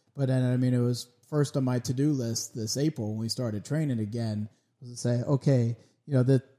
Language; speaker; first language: English; native; English